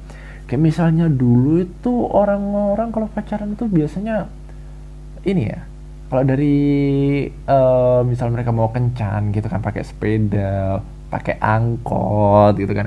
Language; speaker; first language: Indonesian; native; Indonesian